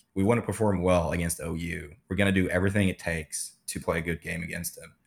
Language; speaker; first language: English; non-native, fluent; Swedish